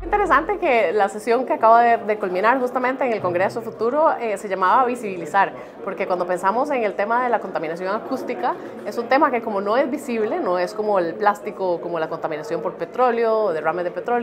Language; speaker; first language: Spanish; native; Spanish